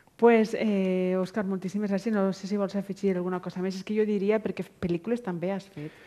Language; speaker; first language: Catalan; native; Catalan